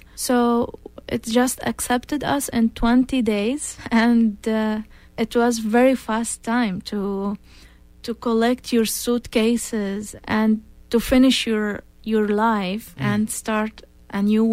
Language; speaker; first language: English; non-native, fluent; Arabic